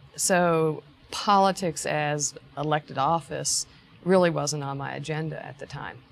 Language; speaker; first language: English; native; English